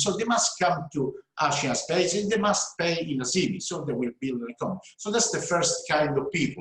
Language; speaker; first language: English; non-native, fluent; Italian